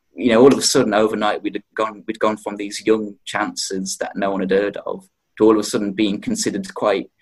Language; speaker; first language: English; native; English